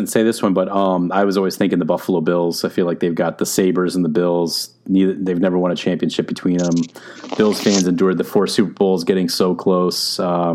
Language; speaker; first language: English; native; English